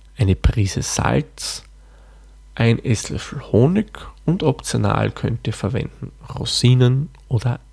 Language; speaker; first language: German; native; German